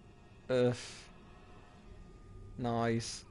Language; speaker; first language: English; native; English